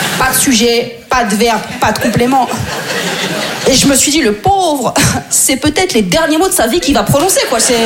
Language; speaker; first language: French; native; French